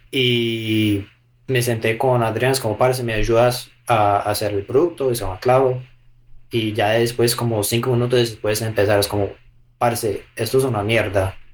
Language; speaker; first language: Spanish; non-native, fluent; English